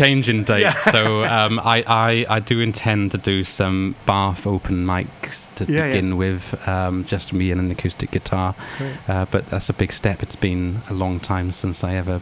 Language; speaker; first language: English; native; English